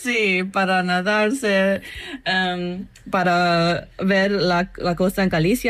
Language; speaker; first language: Spanish; non-native, fluent; English